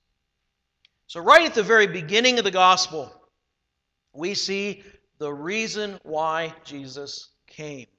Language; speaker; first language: English; native; English